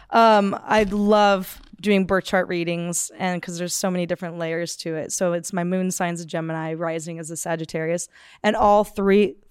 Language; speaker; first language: English; native; English